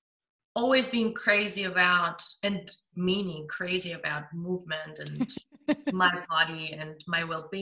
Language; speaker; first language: English; non-native, fluent; German